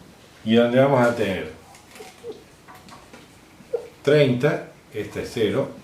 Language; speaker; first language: Spanish; native; Spanish